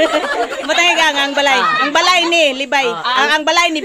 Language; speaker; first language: Cebuano; native; Cebuano